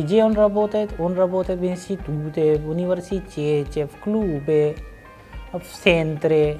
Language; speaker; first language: Russian; non-native, fluent; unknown